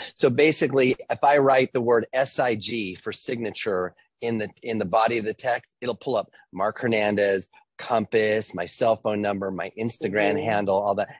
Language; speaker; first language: English; native; English